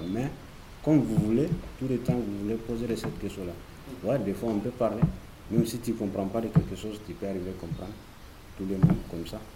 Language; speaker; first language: French; non-native, learner; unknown